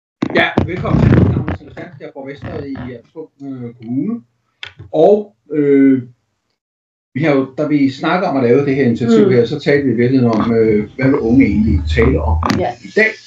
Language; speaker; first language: Danish; native; Danish